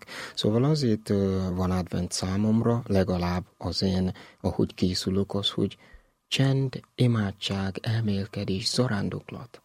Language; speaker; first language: Hungarian; non-native, learner; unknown